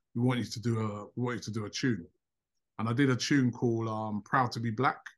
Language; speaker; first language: English; native; English